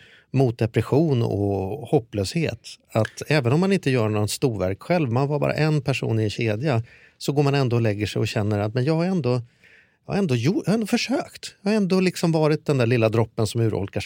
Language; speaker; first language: Swedish; native; Swedish